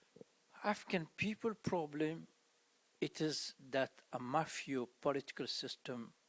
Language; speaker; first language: English; non-native, fluent; Persian